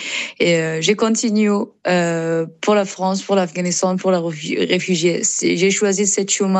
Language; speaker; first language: French; non-native, learner; Persian